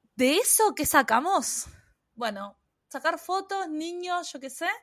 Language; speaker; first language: Spanish; native; Spanish